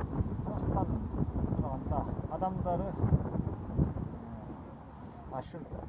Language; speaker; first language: Kazakh; non-native, learner; Korean